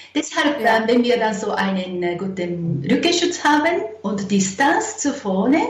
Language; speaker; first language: German; non-native, fluent; Japanese